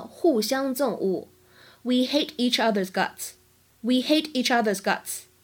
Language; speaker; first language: English; non-native, fluent; Chinese